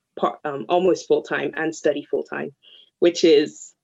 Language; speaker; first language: English; early bilingual, other home language; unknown